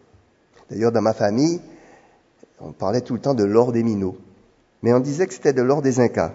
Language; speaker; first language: French; native; French